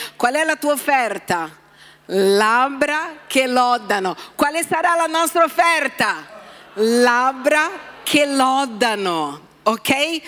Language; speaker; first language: Italian; non-native, fluent; Portuguese